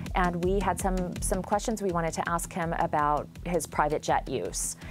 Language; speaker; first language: English; native; English